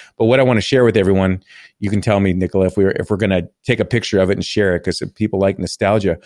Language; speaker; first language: English; native; English